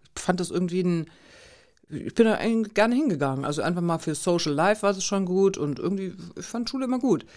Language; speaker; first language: German; native; German